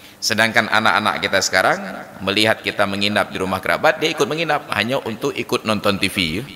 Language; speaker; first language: Malay; non-native, local second language; Achinese